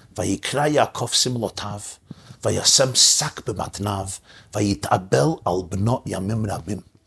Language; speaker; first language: Hebrew; early bilingual, heritage; English